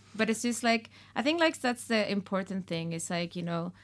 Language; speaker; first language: English; non-native, fluent; Spanish